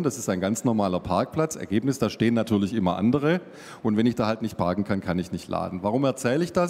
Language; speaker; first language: German; native; German